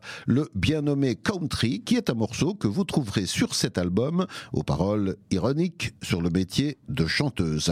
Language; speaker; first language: French; native; French